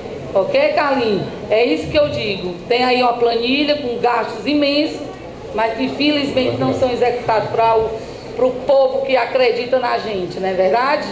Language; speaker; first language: Portuguese; native; Portuguese